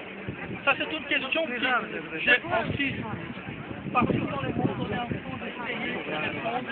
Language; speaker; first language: French; non-native, fluent; Portuguese